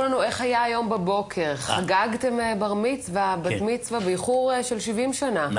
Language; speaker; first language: Hebrew; native; Hebrew